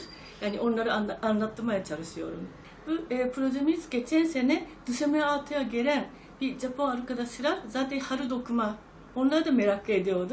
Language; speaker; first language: Turkish; non-native, fluent; Japanese